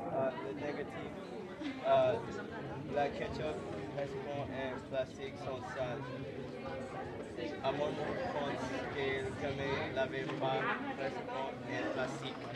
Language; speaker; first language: French; non-native, learner; English